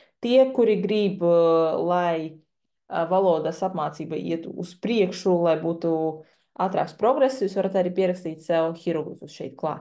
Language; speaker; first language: Latvian; non-native, fluent; Chinese